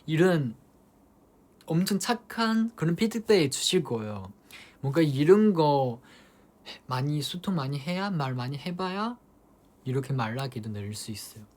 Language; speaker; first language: Korean; non-native, fluent; Chinese